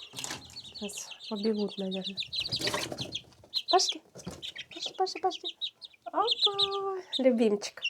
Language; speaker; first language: Russian; native; Russian